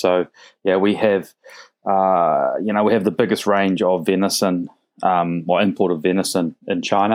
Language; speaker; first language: English; native; English